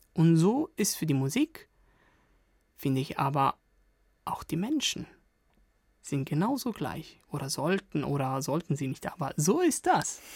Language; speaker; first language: German; non-native, fluent; Italian